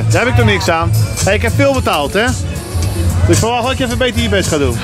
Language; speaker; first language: Dutch; native; Dutch